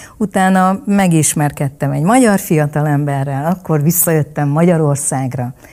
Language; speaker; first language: Hungarian; early bilingual, other home language; Vietnamese